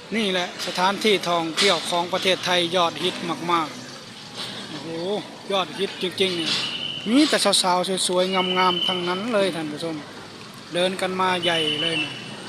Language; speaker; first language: Thai; native; Thai